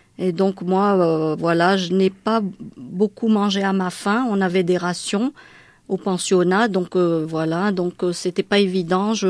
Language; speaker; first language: French; non-native, local second language; Malagasy